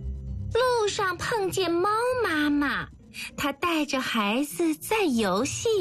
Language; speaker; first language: Chinese; native; Chinese